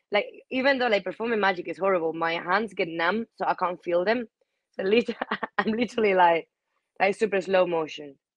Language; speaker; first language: English; non-native, fluent; Spanish